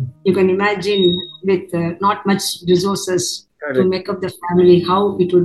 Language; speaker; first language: English; non-native, local second language; Tamil